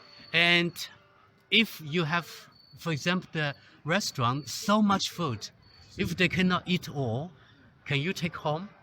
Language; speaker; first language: English; non-native, learner; Chinese